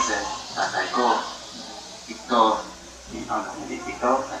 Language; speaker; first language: Filipino; non-native, learner; English